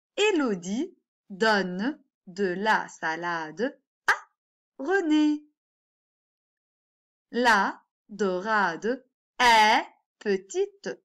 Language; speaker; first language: French; non-native, local second language; Arabic